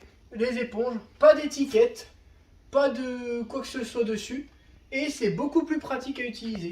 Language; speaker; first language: French; native; French